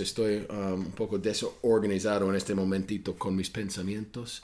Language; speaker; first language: Spanish; non-native, fluent; English